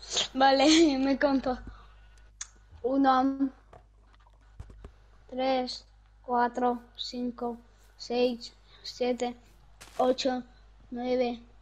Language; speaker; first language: Spanish; non-native, learner; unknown